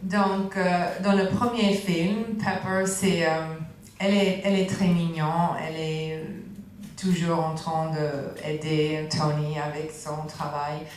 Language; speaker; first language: French; non-native, learner; English